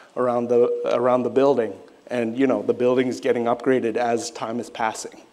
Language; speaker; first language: English; native; English